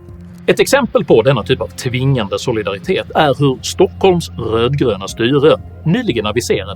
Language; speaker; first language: Swedish; native; Swedish